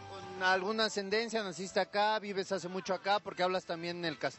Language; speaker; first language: Spanish; native; Spanish